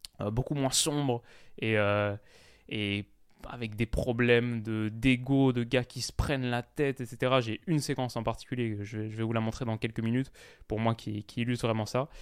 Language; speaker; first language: French; native; French